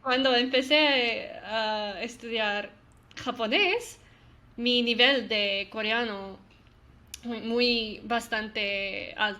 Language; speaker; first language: Spanish; non-native, learner; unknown